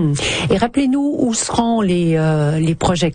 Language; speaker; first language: French; native; French